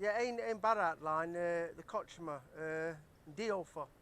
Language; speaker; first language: Hungarian; early bilingual, heritage; English